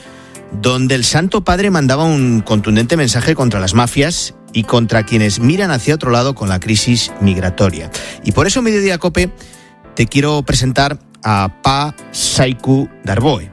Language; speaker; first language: Spanish; native; Spanish